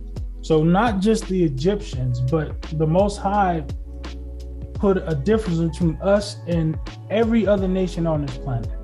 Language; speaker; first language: English; native; English